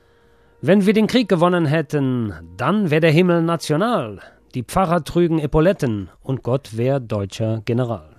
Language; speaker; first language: German; native; German